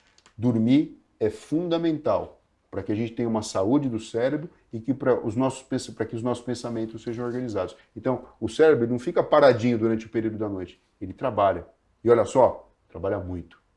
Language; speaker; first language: Portuguese; native; Portuguese